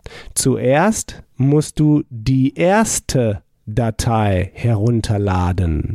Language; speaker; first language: German; non-native, fluent; English